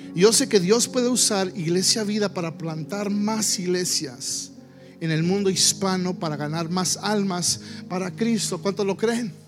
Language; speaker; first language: Spanish; early bilingual, heritage; Spanish